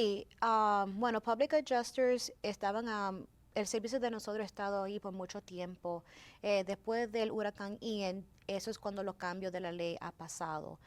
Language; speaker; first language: Spanish; early bilingual, heritage; Spanish